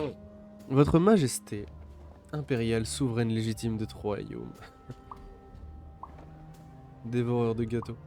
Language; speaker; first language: French; native; French